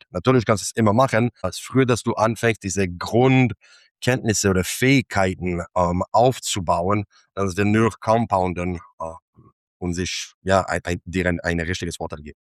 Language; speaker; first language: German; non-native, fluent; English